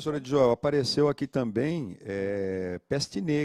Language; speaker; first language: Portuguese; native; Portuguese